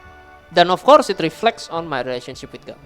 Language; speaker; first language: English; non-native, local second language; Indonesian